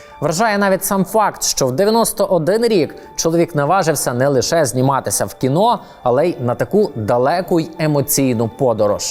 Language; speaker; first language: Ukrainian; native; Ukrainian